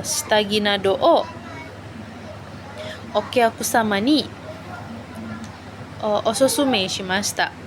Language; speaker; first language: Japanese; non-native, learner; Indonesian